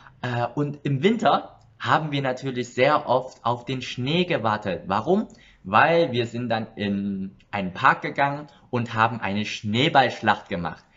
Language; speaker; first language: German; early bilingual, other home language; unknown